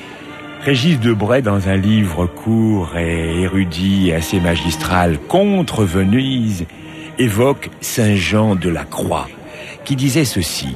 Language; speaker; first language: French; native; French